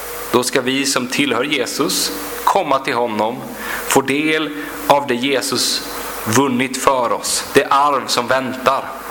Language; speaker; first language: Swedish; native; Swedish